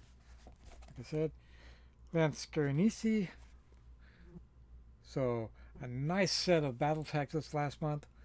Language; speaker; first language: English; native; English